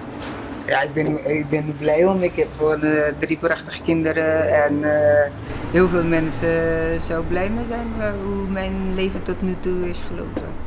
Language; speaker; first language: Dutch; non-native, learner; Portuguese